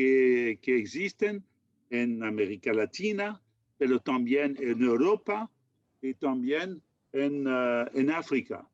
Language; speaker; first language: Spanish; non-native, fluent; French